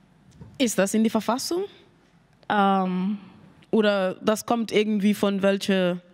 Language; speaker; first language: German; non-native, learner; Mandingo